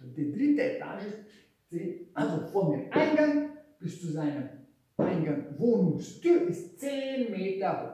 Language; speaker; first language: German; non-native, fluent; Hungarian